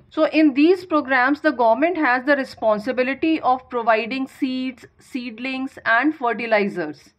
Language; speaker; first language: English; non-native, local second language; Hindi